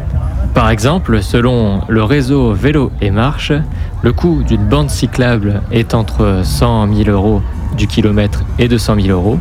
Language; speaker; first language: French; native; French